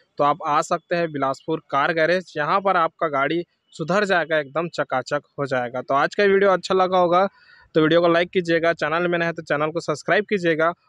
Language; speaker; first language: Hindi; native; Hindi